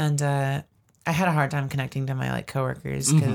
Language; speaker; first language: English; native; English